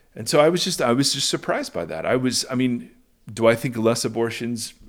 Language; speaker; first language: English; native; English